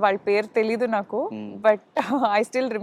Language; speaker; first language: Telugu; non-native, learner; Kannada